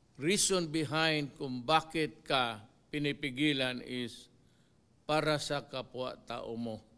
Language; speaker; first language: Filipino; non-native, local second language; Cebuano